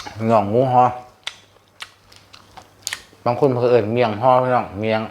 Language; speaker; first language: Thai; non-native, local second language; Northeastern Thai